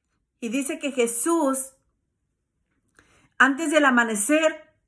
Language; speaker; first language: Spanish; native; Spanish